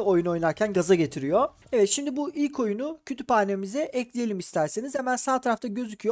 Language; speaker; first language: Turkish; native; Turkish